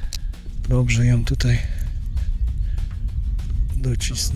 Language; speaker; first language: Polish; native; Polish